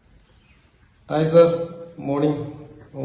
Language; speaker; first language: Hindi; non-native, local second language; Malayalam